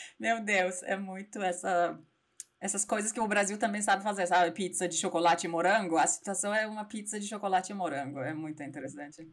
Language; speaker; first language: Portuguese; non-native, fluent; Persian